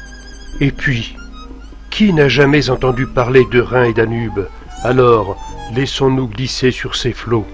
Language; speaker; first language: French; native; French